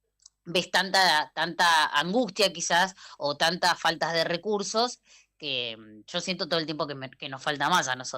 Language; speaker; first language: Spanish; native; Spanish